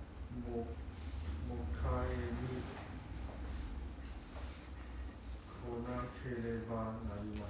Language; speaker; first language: Japanese; non-native, learner; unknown